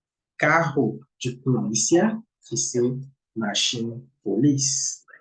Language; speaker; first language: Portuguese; non-native, fluent; Haitian Creole